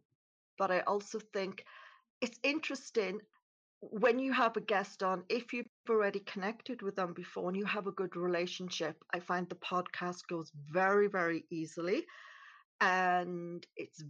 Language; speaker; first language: English; native; English